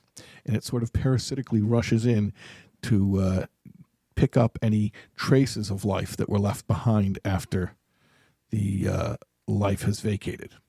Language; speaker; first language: English; native; English